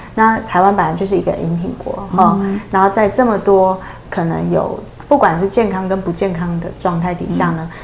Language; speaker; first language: Chinese; native; Chinese